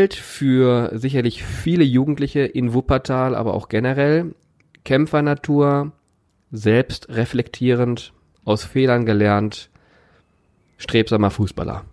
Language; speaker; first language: German; native; German